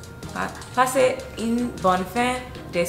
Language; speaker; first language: French; non-native, learner; Haitian Creole